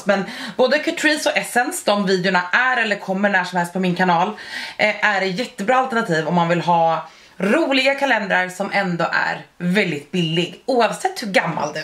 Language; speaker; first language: Swedish; native; Swedish